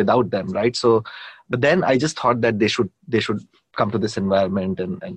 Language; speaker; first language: English; non-native, local second language; Hindi